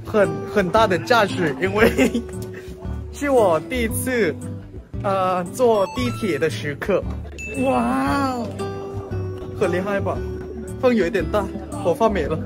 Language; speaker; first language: Chinese; non-native, fluent; Thai